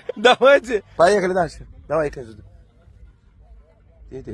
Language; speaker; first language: Russian; non-native, local second language; Turkmen